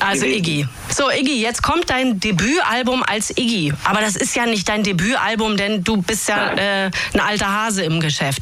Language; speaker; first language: German; native; German